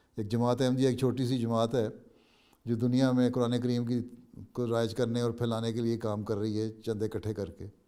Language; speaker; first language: Urdu; native; Urdu